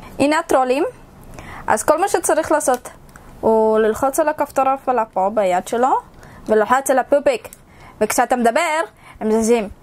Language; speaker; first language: Hebrew; early bilingual, other home language; Russian